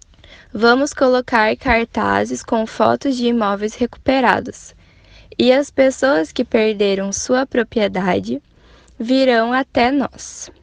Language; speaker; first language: Portuguese; non-native, learner; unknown